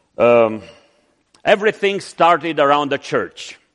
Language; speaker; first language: English; non-native, fluent; Romanian